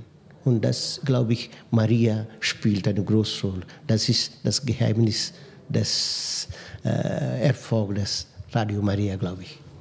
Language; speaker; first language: German; non-native, fluent; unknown